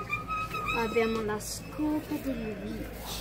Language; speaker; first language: Italian; early bilingual, heritage; English